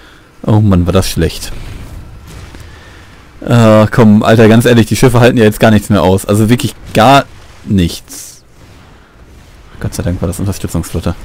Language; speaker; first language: German; native; German